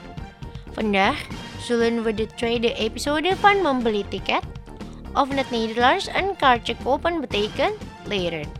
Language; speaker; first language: Dutch; non-native, learner; Indonesian